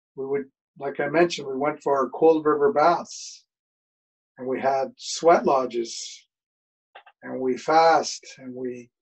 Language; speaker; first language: English; native; English